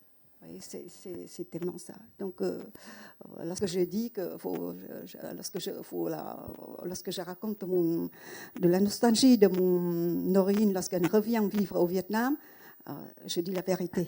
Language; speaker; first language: French; non-native, fluent; Vietnamese